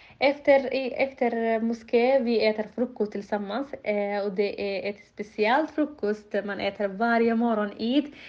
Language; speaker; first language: Swedish; non-native, learner; Somali